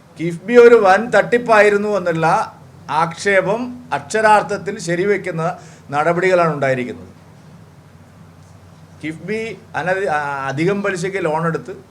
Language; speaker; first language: Malayalam; native; Malayalam